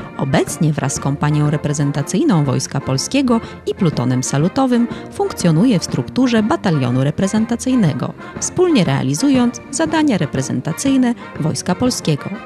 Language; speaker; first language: Polish; early bilingual, heritage; Polish